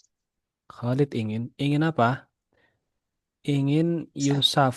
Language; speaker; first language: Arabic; non-native, fluent; Indonesian